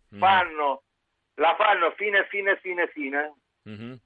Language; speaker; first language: Italian; native; Italian